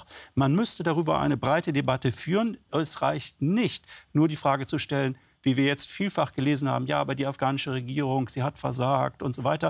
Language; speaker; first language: German; native; German